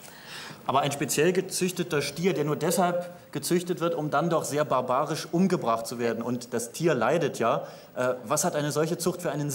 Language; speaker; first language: German; native; German